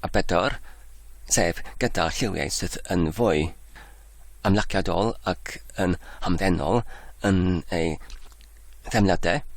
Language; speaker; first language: Welsh; non-native, learner; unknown